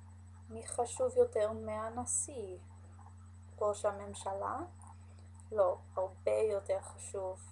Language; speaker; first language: Hebrew; non-native, learner; English